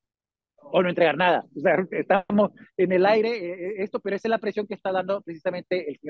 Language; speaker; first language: Spanish; native; Spanish